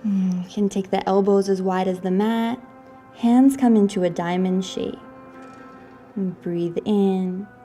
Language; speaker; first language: English; native; English